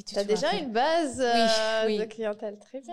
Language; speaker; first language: French; native; French